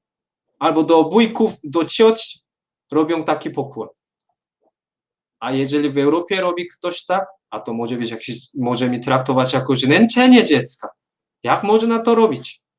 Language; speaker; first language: Polish; non-native, fluent; Korean